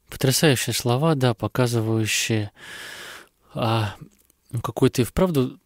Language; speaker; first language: Russian; native; Russian